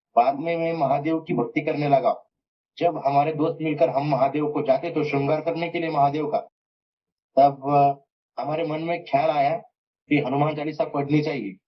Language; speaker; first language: Hindi; non-native, local second language; Marathi